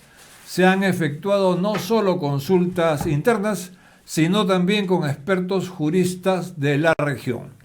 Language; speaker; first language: Spanish; native; Spanish